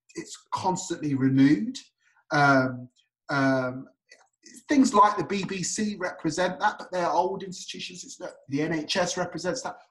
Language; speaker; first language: English; native; English